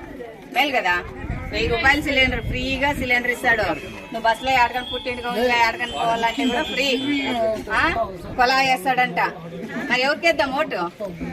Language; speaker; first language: Telugu; native; Telugu